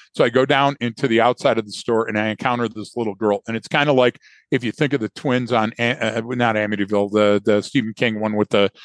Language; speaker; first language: English; native; English